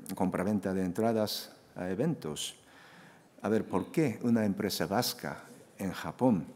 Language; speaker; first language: Spanish; non-native, fluent; Japanese